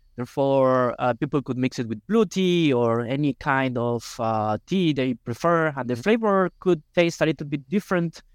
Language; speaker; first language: English; non-native, fluent; Spanish